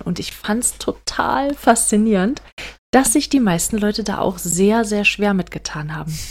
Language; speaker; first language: German; native; German